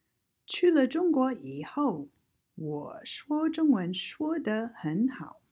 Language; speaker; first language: Chinese; non-native, fluent; English